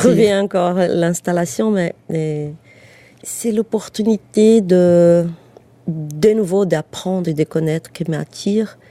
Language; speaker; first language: French; non-native, fluent; Portuguese